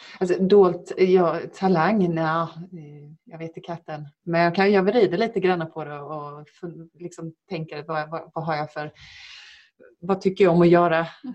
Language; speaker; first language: Swedish; native; Swedish